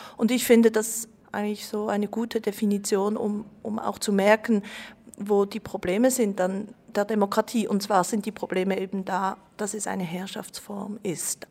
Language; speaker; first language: German; native; German